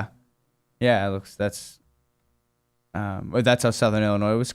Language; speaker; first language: English; native; English